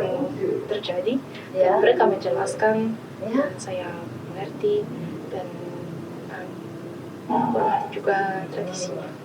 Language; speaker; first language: Indonesian; non-native, learner; Malagasy